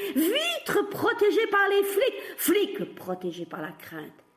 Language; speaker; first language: French; non-native, fluent; Portuguese